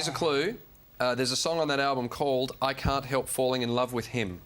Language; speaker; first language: English; native; English